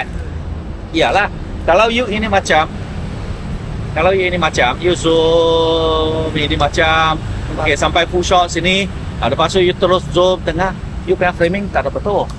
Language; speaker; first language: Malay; non-native, local second language; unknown